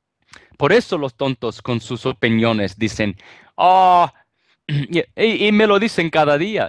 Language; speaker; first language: Spanish; non-native, fluent; Italian